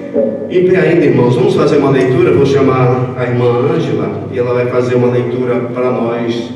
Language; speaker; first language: Portuguese; native; Portuguese